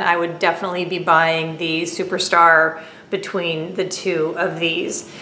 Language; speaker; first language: English; native; English